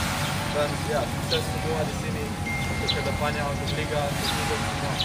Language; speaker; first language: Indonesian; non-native, learner; Dutch